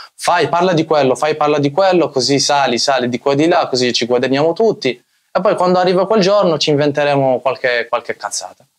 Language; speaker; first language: Italian; early bilingual, other home language; Arabic